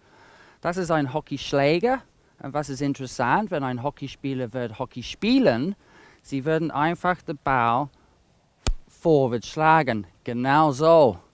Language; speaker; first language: German; non-native, fluent; English